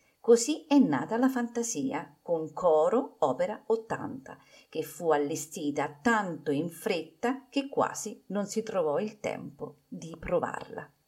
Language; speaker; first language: Italian; native; Italian